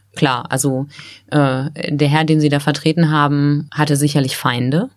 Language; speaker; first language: German; native; German